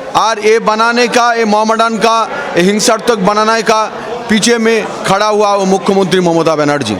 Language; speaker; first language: Hindi; non-native, local second language; Bangla